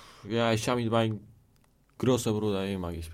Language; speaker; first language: German; non-native, learner; Romanian